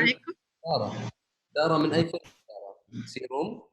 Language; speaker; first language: Arabic; native; Arabic